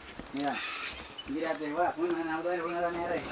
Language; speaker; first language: Spanish; non-native, local second language; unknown